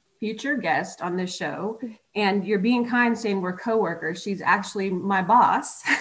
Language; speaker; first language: English; native; English